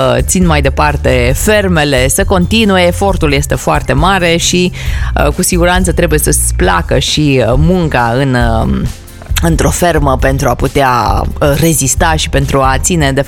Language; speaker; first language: Romanian; native; Romanian